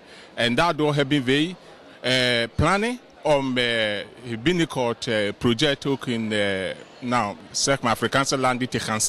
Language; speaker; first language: Dutch; non-native, fluent; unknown